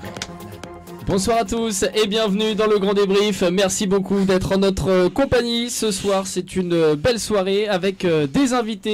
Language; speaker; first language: French; native; French